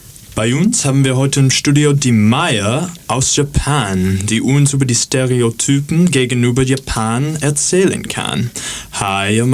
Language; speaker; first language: German; non-native, fluent; English